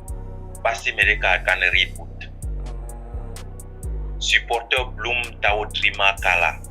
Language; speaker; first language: Indonesian; non-native, fluent; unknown